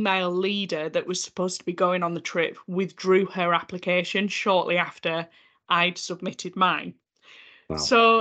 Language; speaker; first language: English; native; English